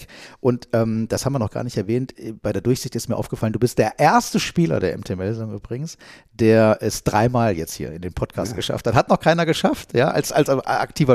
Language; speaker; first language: German; native; German